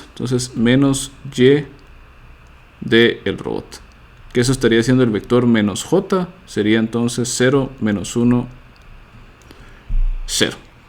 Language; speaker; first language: Spanish; native; Spanish